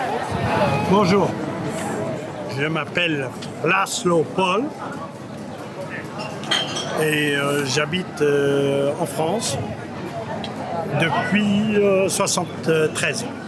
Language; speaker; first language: French; non-native, fluent; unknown